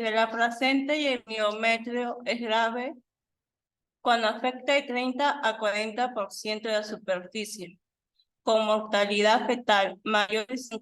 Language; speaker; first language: Spanish; native; Spanish